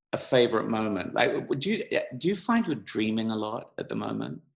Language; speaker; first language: English; native; English